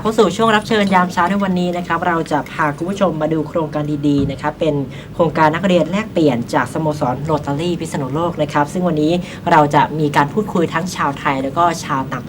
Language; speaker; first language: Thai; native; Thai